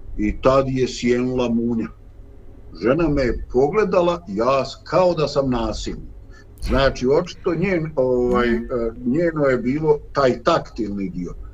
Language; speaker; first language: Bosnian; native; Bosnian